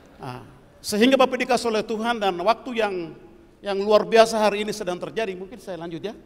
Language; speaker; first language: Indonesian; non-native, local second language; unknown